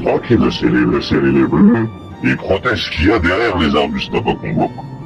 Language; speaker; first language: French; native; French